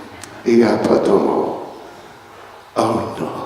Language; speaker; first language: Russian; non-native, learner; English